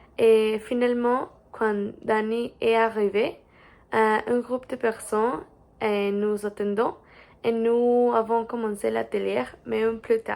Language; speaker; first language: French; non-native, learner; Spanish